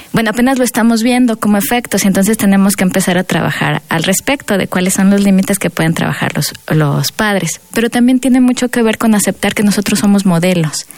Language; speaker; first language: Spanish; native; Spanish